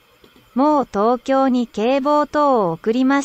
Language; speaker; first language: Japanese; non-native, learner; Vietnamese